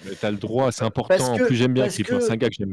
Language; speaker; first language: French; native; French